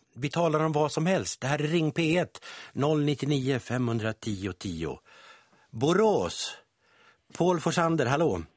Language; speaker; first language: Swedish; native; Swedish